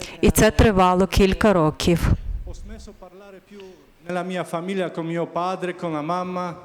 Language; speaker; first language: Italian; non-native, fluent; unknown